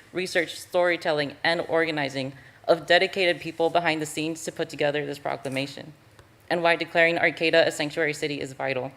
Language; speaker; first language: English; native; English